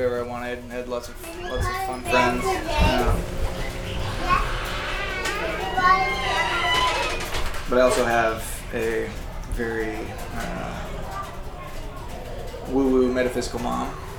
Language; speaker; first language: English; native; English